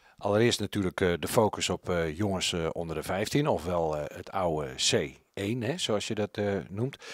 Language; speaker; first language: Dutch; native; Dutch